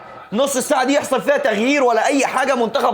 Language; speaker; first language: Arabic; native; Arabic